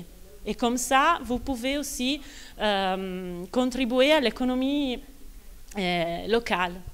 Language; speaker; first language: French; non-native, fluent; Italian